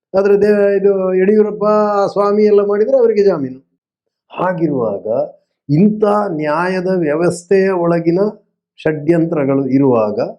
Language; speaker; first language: Kannada; non-native, local second language; Tulu